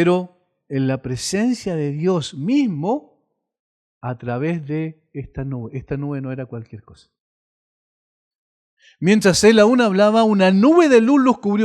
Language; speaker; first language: Spanish; native; Spanish